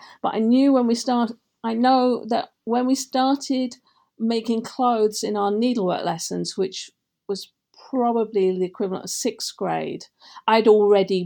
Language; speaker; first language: English; native; English